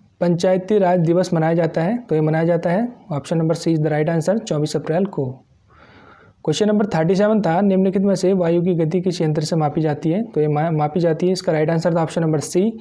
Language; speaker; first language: Hindi; native; Hindi